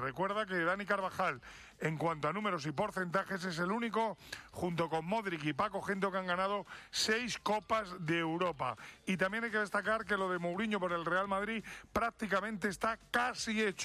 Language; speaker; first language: Spanish; native; Spanish